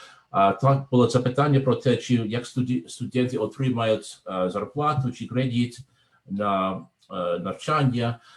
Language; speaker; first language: Ukrainian; non-native, learner; English